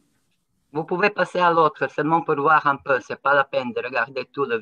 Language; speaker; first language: French; non-native, fluent; Croatian